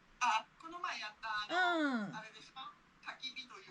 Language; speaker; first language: Korean; non-native, learner; Japanese